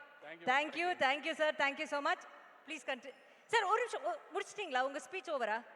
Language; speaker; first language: Tamil; native; Tamil